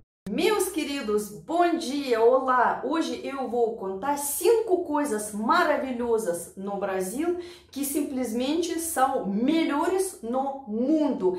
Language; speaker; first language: Portuguese; non-native, fluent; Russian